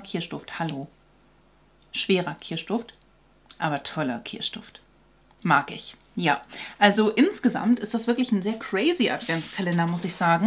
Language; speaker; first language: German; native; German